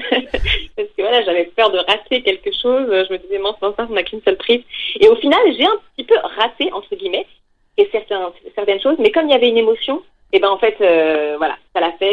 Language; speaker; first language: French; native; French